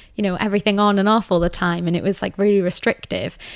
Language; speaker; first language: English; native; English